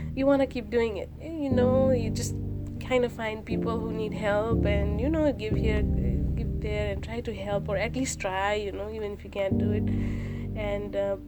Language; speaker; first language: English; non-native, local second language; Nepali